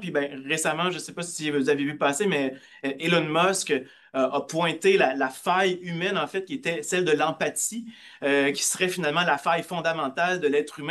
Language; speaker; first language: French; native; French